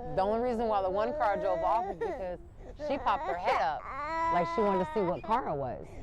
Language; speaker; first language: English; native; English